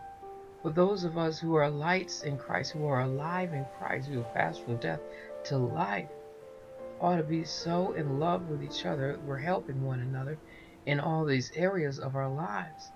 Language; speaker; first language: English; native; English